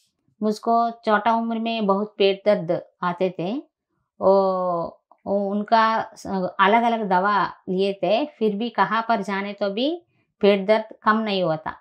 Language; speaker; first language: Hindi; non-native, local second language; Telugu